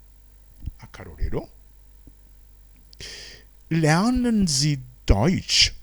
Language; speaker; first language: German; non-native, fluent; Rundi